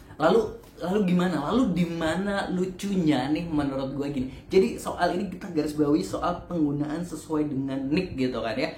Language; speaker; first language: Indonesian; native; Indonesian